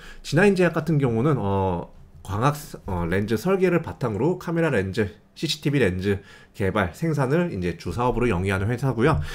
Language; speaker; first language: Korean; native; Korean